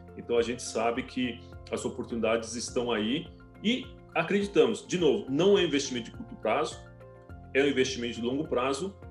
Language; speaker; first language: Portuguese; early bilingual, other home language; Chinese